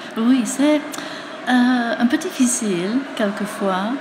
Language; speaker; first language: French; non-native, fluent; English